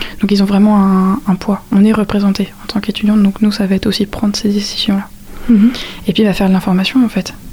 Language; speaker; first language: French; native; French